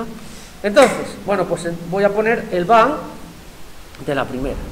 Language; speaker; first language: Spanish; native; Spanish